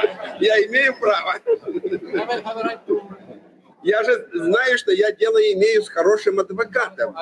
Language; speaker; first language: Russian; native; Russian